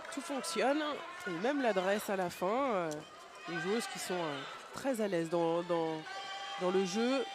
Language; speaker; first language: French; native; French